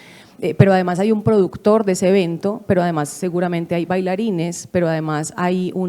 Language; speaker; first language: Spanish; native; Spanish